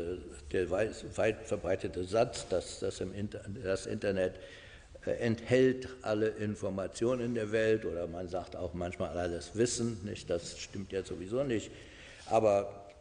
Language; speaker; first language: German; non-native, fluent; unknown